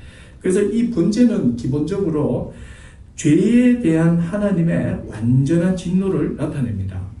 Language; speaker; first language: Korean; native; Korean